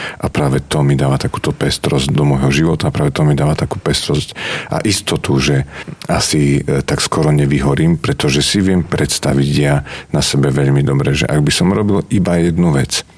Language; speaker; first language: Slovak; non-native, local second language; Rusyn